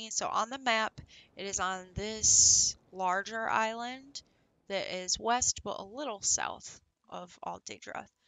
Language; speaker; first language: English; native; English